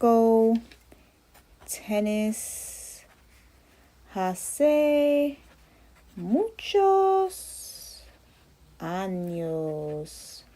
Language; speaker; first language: Spanish; non-native, learner; English